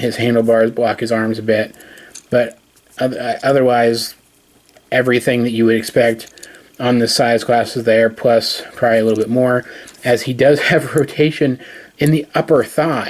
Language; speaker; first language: English; native; English